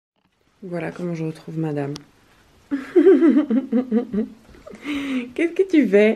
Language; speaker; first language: French; native; French